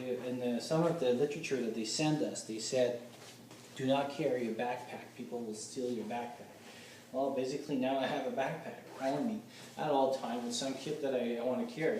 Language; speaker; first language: English; non-native, fluent; French